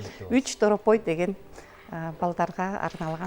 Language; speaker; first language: Kyrgyz; native; Kyrgyz